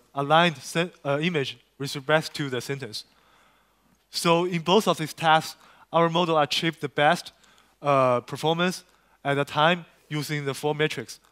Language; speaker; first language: English; non-native, fluent; Chinese